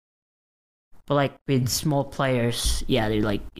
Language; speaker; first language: English; non-native, local second language; Filipino